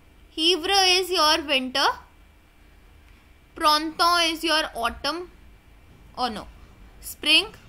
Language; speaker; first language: English; non-native, local second language; Hindi